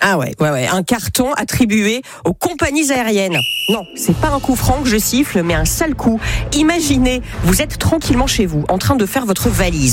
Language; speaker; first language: French; native; French